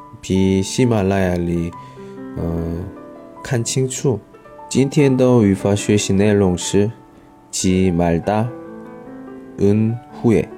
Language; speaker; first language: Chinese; non-native, learner; Korean